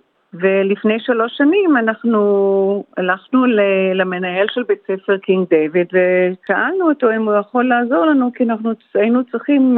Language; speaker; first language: Hebrew; early bilingual, heritage; Hebrew